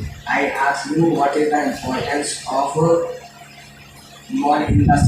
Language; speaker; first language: English; non-native, learner; Hindi